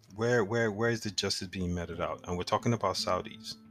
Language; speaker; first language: English; non-native, local second language; Yoruba